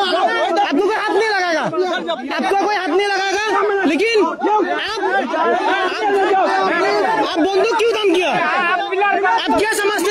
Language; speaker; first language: Hindi; non-native, learner; Bangla